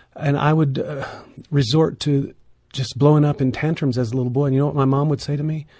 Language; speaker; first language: English; native; English